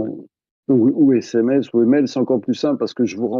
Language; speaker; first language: French; native; French